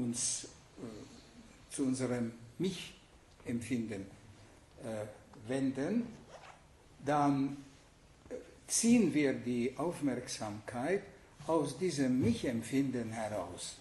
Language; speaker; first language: German; non-native, fluent; Hungarian